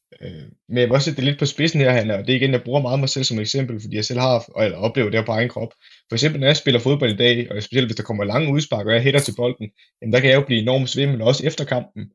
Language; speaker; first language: Danish; native; Danish